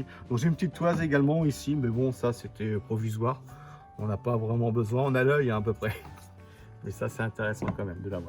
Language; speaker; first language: French; native; French